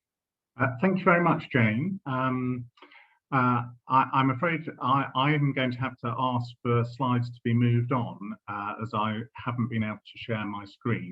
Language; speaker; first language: English; native; English